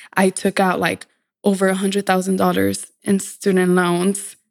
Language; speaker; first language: English; early bilingual, other home language; Spanish